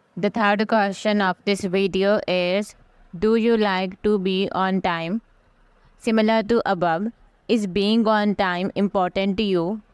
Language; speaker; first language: Hindi; native; Hindi